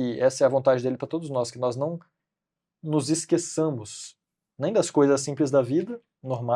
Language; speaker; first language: Portuguese; native; Portuguese